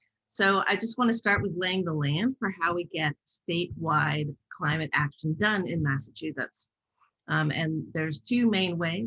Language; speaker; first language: English; native; English